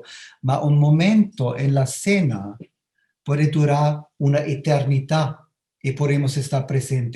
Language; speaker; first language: Spanish; non-native, fluent; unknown